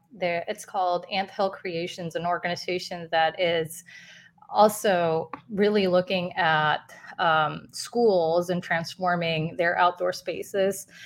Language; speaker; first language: English; non-native, fluent; Spanish